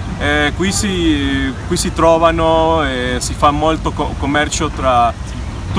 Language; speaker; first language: Italian; non-native, fluent; Spanish